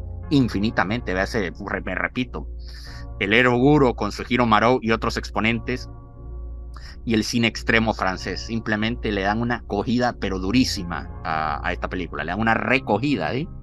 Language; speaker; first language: Spanish; native; Spanish